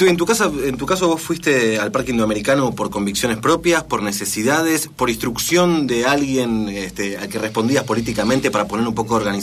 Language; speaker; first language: Spanish; native; Spanish